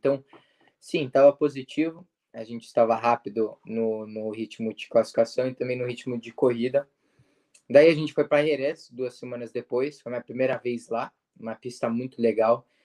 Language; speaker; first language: Portuguese; early bilingual, heritage; Portuguese